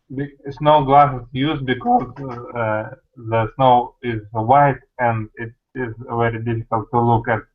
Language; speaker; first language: English; non-native, learner; Russian